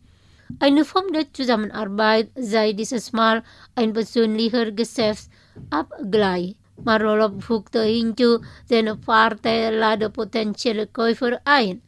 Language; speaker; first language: German; non-native, fluent; Indonesian